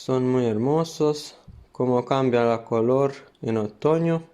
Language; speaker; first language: Spanish; non-native, fluent; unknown